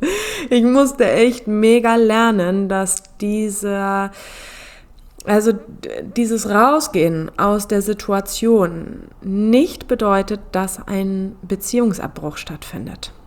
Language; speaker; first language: German; native; German